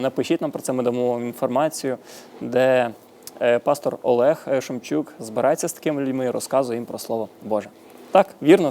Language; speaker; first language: Ukrainian; native; Ukrainian